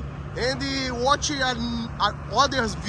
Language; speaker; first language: English; non-native, learner; Portuguese